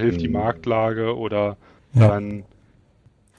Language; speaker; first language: German; native; German